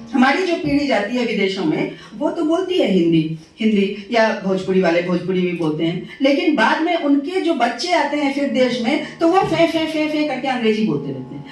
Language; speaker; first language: Hindi; non-native, local second language; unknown